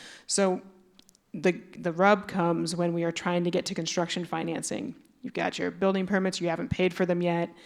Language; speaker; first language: English; native; English